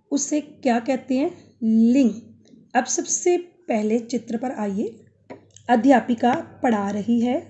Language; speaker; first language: Hindi; native; Hindi